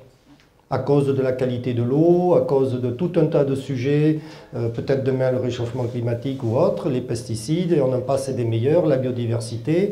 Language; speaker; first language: French; early bilingual, other home language; German